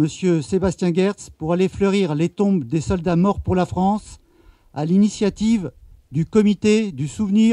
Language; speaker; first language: French; native; French